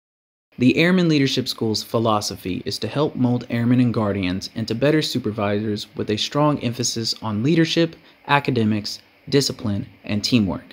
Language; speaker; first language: English; native; English